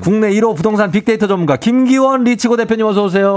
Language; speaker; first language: Korean; native; Korean